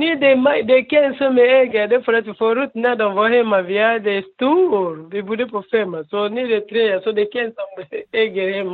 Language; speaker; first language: Swedish; non-native, learner; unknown